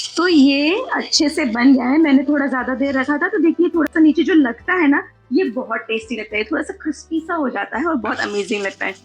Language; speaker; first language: Hindi; non-native, local second language; Marathi